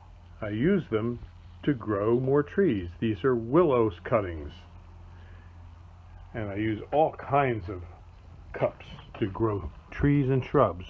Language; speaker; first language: English; native; English